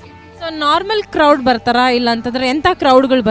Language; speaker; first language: Kannada; native; Kannada